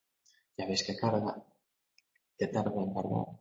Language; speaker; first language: Spanish; native; Spanish